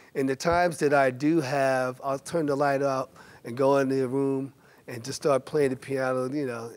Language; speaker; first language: English; native; English